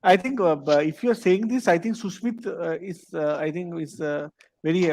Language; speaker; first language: English; non-native, local second language; Bangla